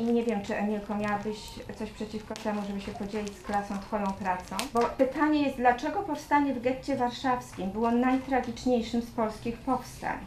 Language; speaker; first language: Polish; native; Polish